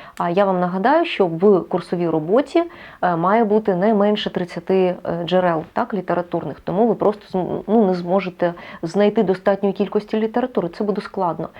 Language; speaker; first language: Ukrainian; native; Ukrainian